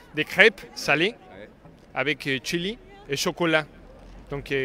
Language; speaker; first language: French; non-native, fluent; Spanish